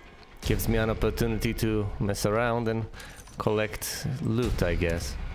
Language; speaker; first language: English; native; English